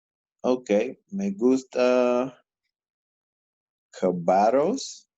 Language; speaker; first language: Spanish; non-native, learner; English